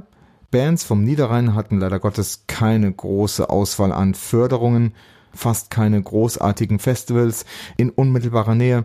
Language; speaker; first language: German; native; German